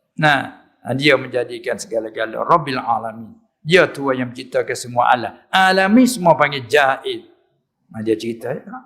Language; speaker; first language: Malay; native; Malay